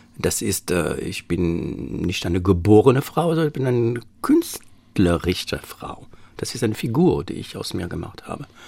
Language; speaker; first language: German; non-native, fluent; French